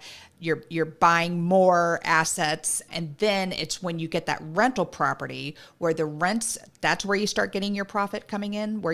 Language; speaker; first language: English; native; English